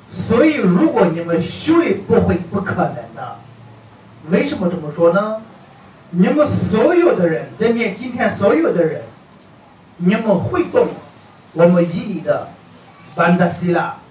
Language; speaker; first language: Chinese; non-native, fluent; Tibetan